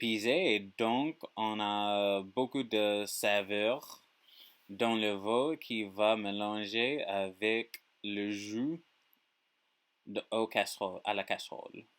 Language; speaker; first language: French; non-native, learner; English